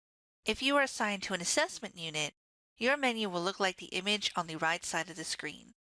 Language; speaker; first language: English; native; English